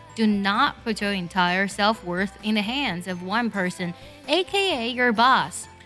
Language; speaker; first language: English; non-native, fluent; Chinese